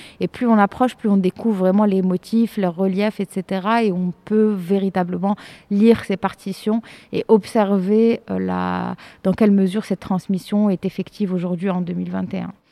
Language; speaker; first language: French; non-native, local second language; Arabic